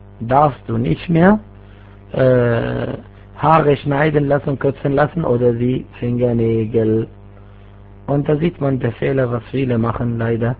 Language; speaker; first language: German; non-native, fluent; Arabic